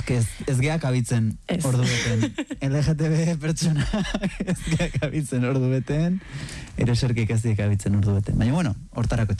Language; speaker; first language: Basque; native; Basque